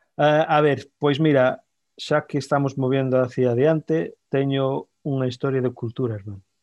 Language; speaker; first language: Galician; native; Galician